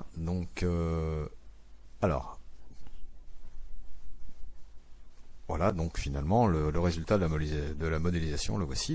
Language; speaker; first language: French; native; French